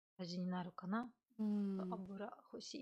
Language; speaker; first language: Japanese; non-native, fluent; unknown